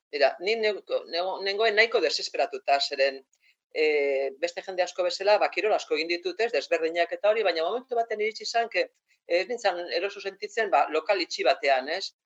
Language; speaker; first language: Basque; non-native, local second language; Spanish